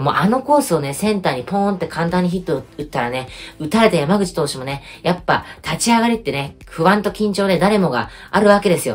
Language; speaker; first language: Japanese; native; Japanese